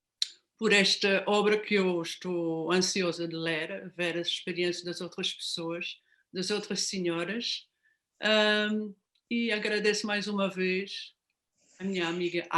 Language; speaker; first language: Portuguese; non-native, fluent; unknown